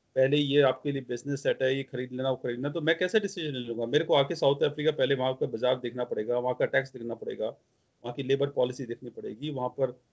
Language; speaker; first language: Hindi; non-native, local second language; Punjabi